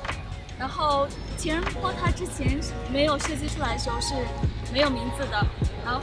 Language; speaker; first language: Chinese; native; Chinese